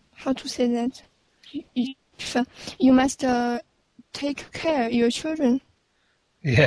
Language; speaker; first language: English; non-native, learner; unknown